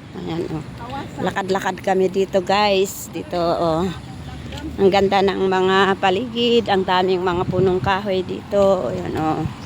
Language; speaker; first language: Filipino; non-native, local second language; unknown